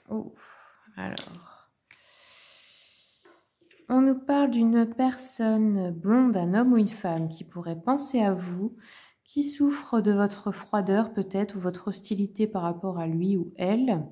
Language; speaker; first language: French; native; French